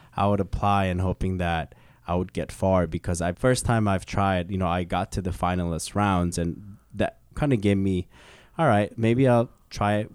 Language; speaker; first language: English; early bilingual, other home language; Korean